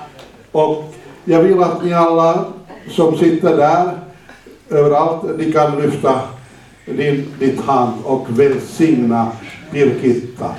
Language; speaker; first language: Swedish; non-native, fluent; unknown